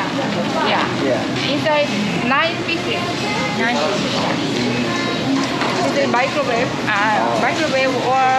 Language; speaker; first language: English; non-native, learner; Lao